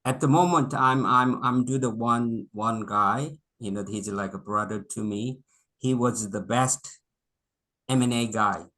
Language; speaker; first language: English; non-native, local second language; Korean